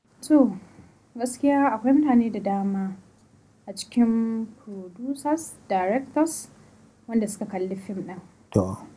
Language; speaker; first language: Hausa; native; Hausa